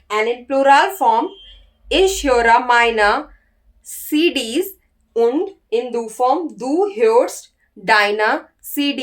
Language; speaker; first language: German; non-native, learner; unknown